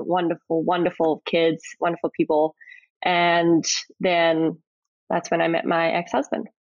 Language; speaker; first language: English; native; English